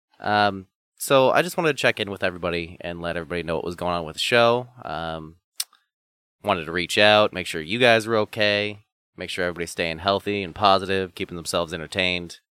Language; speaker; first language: English; native; English